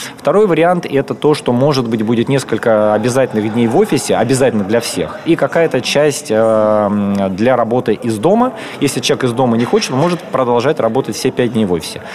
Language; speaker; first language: Russian; native; Russian